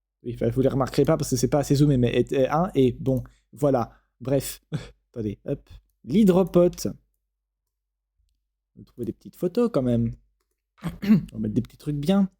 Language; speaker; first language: French; native; French